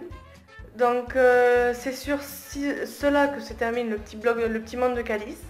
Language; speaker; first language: French; native; French